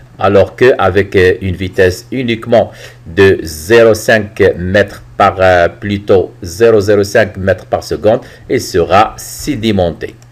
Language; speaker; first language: French; non-native, local second language; Arabic